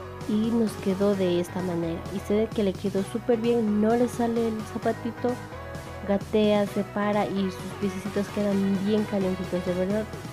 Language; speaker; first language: Spanish; native; Spanish